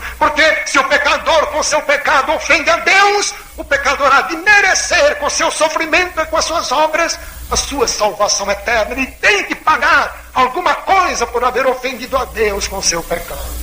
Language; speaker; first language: Portuguese; native; Portuguese